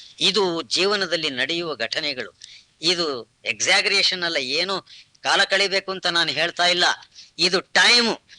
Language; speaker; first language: Kannada; non-native, local second language; Telugu